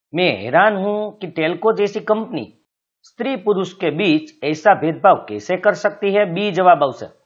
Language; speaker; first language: Hindi; non-native, local second language; Gujarati